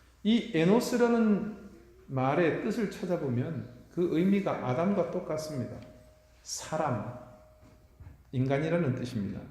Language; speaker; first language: Korean; native; Korean